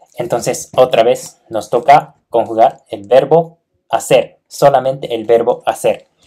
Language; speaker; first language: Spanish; non-native, fluent; Japanese